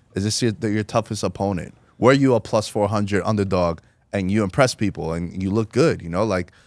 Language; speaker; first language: English; native; English